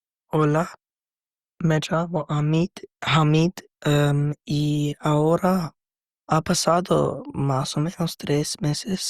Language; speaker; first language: Spanish; non-native, learner; English